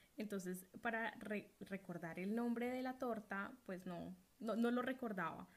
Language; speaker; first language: Spanish; native; Spanish